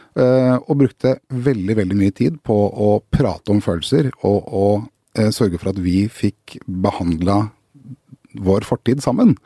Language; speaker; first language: Norwegian; native; Norwegian